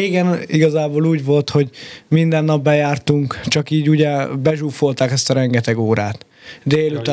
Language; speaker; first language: Hungarian; native; Hungarian